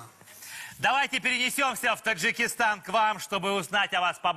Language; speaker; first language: Russian; native; Russian